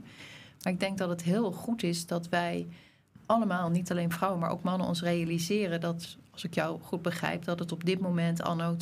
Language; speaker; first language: Dutch; native; Dutch